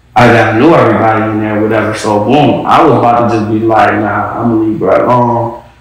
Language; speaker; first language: English; native; English